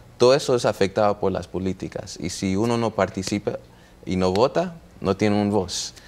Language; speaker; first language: Spanish; early bilingual, heritage; Spanish